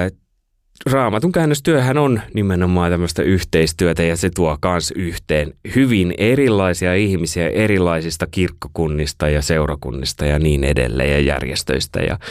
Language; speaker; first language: Finnish; native; Finnish